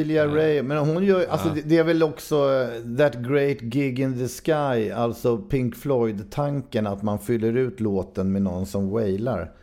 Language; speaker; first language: Swedish; native; Swedish